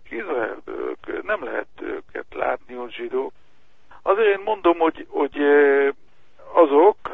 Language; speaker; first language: Hungarian; non-native, learner; Hebrew